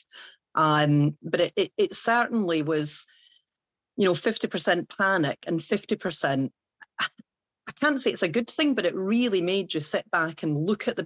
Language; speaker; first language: English; native; English